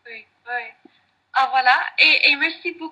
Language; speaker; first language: French; non-native, learner; English